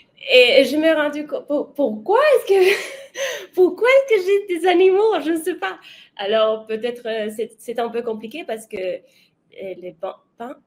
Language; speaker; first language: French; non-native, learner; Spanish